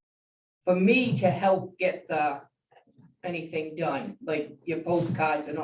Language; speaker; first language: English; native; English